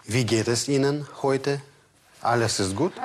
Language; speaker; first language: German; non-native, fluent; Russian